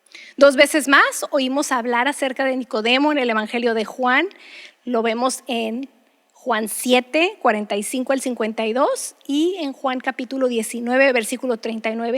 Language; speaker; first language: Spanish; native; Spanish